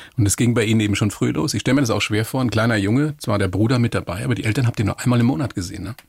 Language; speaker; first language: German; native; German